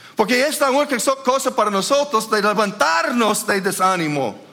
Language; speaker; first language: Spanish; non-native, fluent; English